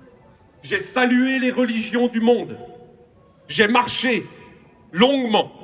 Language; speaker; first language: French; native; French